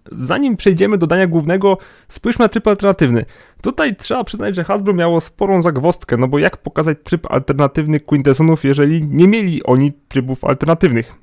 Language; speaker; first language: Polish; native; Polish